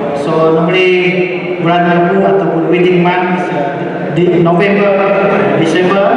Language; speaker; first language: Malay; non-native, local second language; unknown